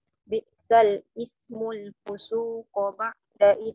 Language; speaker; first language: Arabic; non-native, learner; Indonesian